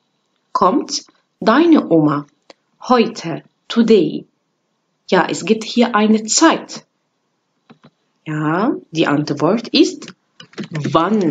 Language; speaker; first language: German; non-native, fluent; Arabic